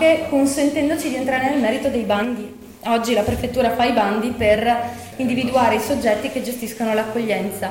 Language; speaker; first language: Italian; native; Italian